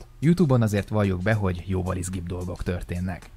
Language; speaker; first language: Hungarian; native; Hungarian